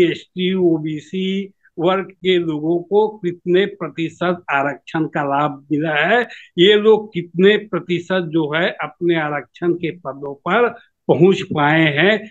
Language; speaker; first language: Hindi; native; Hindi